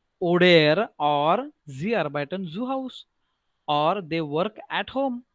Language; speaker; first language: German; non-native, learner; Marathi